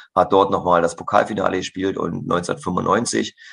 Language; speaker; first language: German; native; German